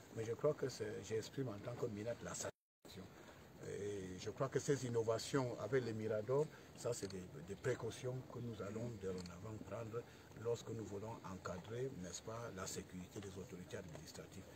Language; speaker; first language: French; non-native, local second language; English